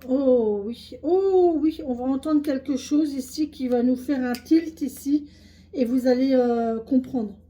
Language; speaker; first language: French; native; French